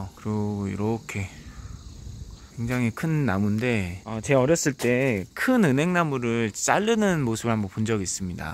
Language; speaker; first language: Korean; native; Korean